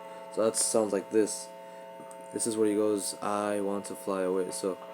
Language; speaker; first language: English; native; English